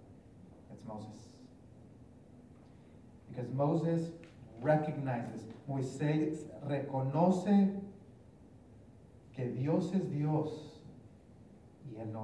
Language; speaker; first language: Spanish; early bilingual, heritage; English